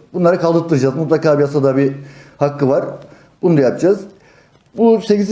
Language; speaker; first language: Turkish; native; Turkish